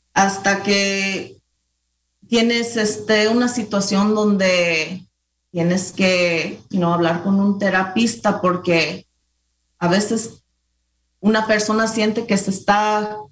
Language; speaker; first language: Spanish; early bilingual, heritage; Spanish